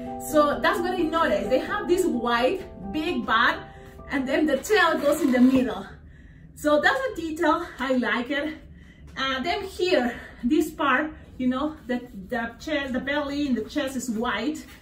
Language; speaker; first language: English; non-native, fluent; Spanish